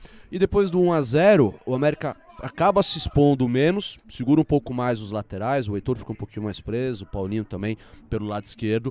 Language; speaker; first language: Portuguese; native; Portuguese